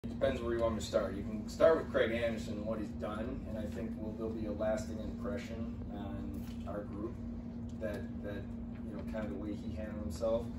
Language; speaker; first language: English; native; English